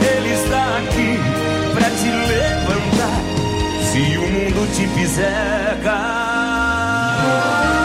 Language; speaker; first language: Portuguese; native; Portuguese